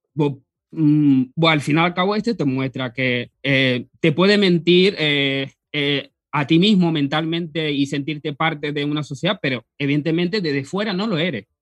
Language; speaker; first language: Spanish; early bilingual, other home language; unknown